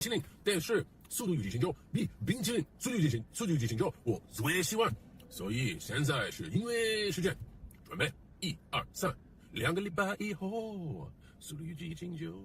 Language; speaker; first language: Chinese; non-native, learner; English